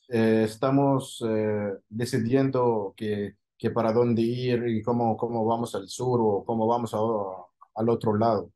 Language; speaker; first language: Spanish; non-native, fluent; Arabic